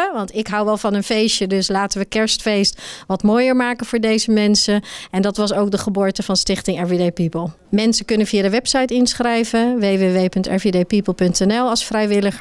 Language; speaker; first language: Dutch; native; Dutch